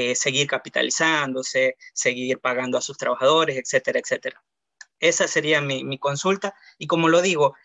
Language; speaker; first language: Spanish; native; Spanish